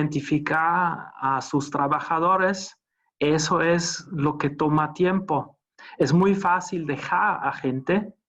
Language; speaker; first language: Spanish; non-native, fluent; German